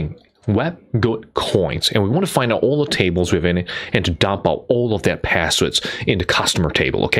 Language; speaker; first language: English; non-native, fluent; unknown